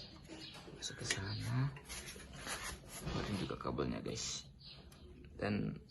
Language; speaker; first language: Indonesian; native; Indonesian